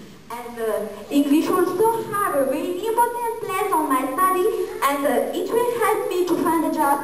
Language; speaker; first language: English; non-native, learner; Malagasy